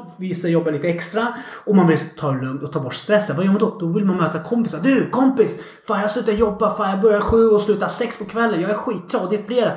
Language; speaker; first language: Swedish; early bilingual, other home language; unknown